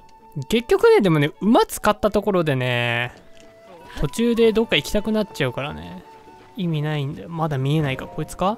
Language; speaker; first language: Japanese; native; Japanese